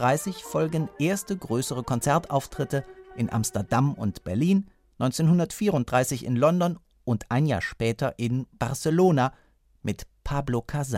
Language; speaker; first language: German; native; German